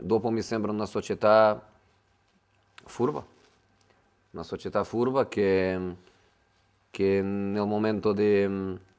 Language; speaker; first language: Italian; non-native, fluent; Portuguese